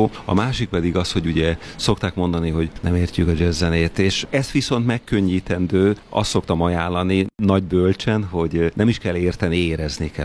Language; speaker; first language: Hungarian; native; Hungarian